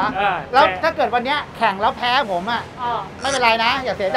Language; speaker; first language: Thai; native; Thai